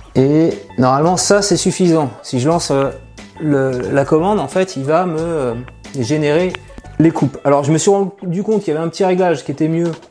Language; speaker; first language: French; native; French